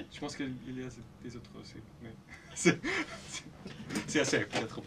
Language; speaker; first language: French; non-native, local second language; English